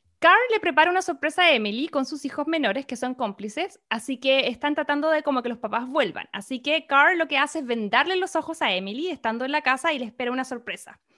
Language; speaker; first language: Spanish; native; Spanish